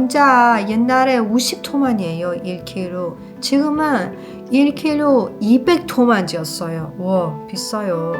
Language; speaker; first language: Korean; non-native, learner; Persian